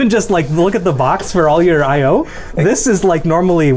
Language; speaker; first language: English; native; English